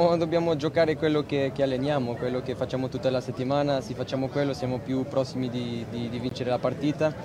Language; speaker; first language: Italian; non-native, fluent; Portuguese